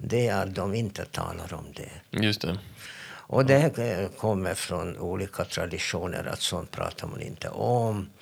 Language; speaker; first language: Swedish; non-native, fluent; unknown